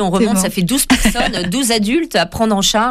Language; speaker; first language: French; native; French